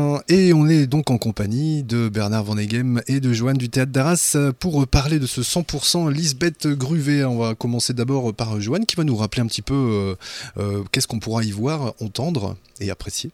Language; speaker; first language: French; native; French